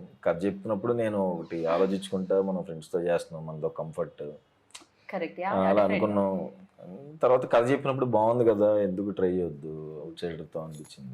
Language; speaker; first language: Telugu; native; Telugu